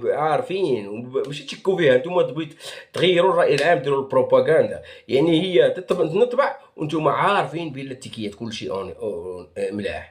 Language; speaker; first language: Arabic; native; Arabic